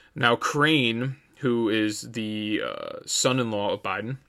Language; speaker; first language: English; native; English